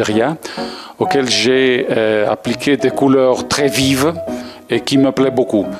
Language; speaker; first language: French; non-native, fluent; Italian